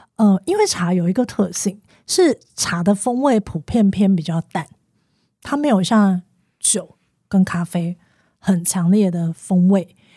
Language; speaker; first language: Chinese; native; Chinese